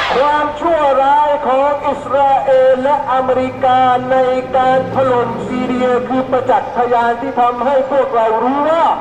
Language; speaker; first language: Thai; native; Thai